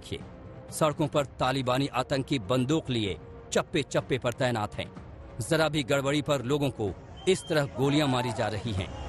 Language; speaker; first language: Hindi; native; Hindi